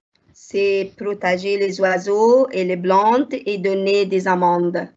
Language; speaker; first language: French; non-native, fluent; Arabic